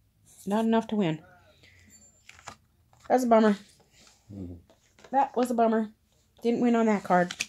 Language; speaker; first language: English; native; English